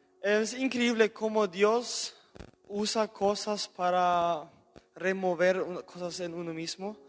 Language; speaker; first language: Spanish; non-native, local second language; German